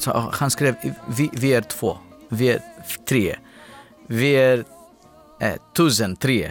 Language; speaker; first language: Swedish; non-native, learner; Greek